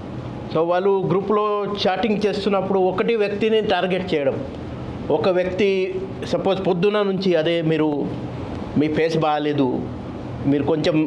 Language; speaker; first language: Telugu; non-native, fluent; Marathi